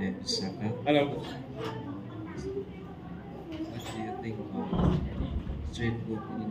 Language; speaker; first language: English; non-native, learner; Indonesian